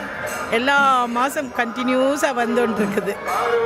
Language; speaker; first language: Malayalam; non-native, learner; Tamil